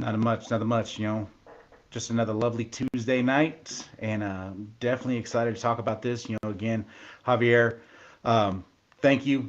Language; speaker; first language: English; native; English